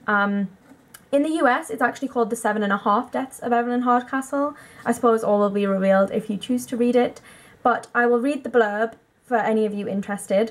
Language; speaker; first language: English; native; English